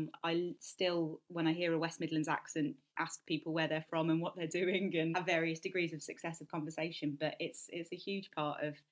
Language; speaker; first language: English; native; English